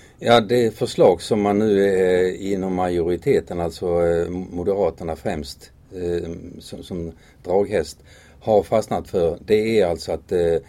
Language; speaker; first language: Swedish; native; Swedish